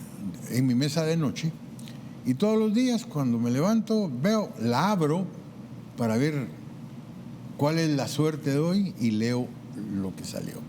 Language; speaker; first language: Spanish; native; Spanish